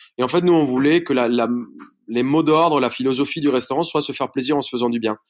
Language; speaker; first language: French; non-native, fluent; Spanish